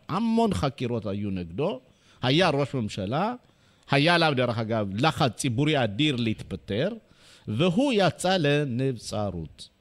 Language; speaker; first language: Hebrew; non-native, fluent; Amharic